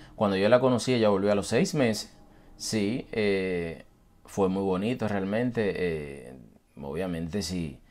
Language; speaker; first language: Spanish; native; Spanish